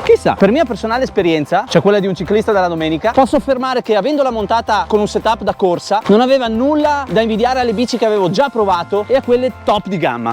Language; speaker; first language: Italian; native; Italian